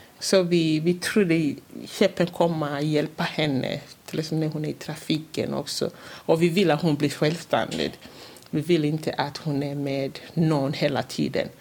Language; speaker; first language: Swedish; non-native, fluent; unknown